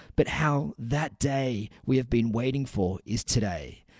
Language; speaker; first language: English; native; English